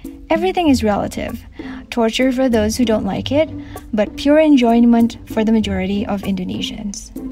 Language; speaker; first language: English; non-native, fluent; Indonesian